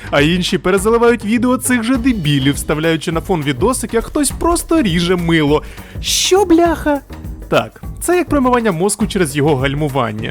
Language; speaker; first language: Ukrainian; native; Ukrainian